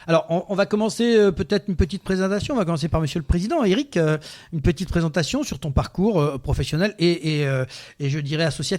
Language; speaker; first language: French; native; French